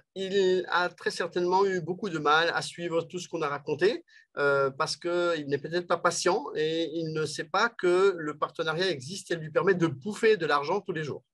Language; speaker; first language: French; native; French